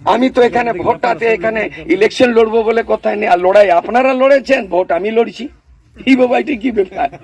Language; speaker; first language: Bangla; non-native, local second language; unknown